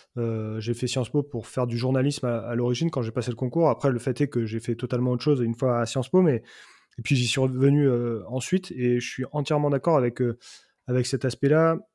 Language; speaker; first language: French; native; French